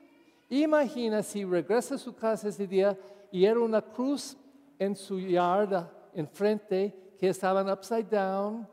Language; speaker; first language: Spanish; non-native, fluent; English